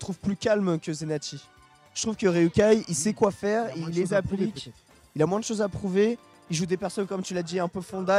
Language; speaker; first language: French; native; French